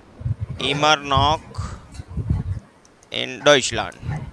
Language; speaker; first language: German; non-native, learner; Hindi